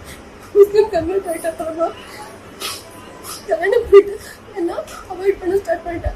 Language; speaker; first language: Tamil; non-native, local second language; Kannada